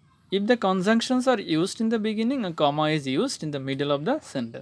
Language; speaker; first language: English; non-native, local second language; Bangla